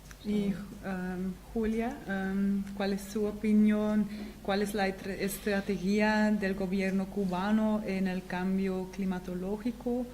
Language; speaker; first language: Spanish; non-native, fluent; Dutch